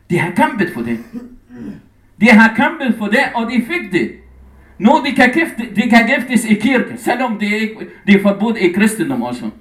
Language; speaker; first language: Danish; non-native, fluent; Arabic